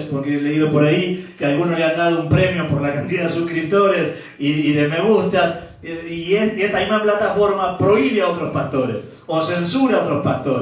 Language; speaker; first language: Spanish; native; Spanish